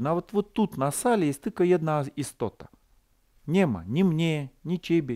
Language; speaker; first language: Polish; non-native, fluent; Ukrainian